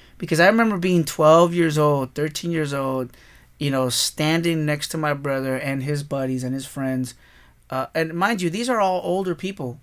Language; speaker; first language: English; early bilingual, other home language; Spanish